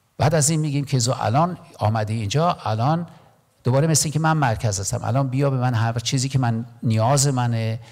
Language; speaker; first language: Persian; non-native, local second language; Armenian